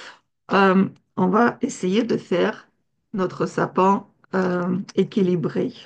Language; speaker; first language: French; non-native, fluent; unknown